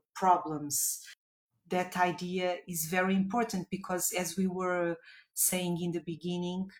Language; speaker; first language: English; non-native, fluent; Portuguese